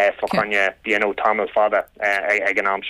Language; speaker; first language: Irish; non-native, local second language; English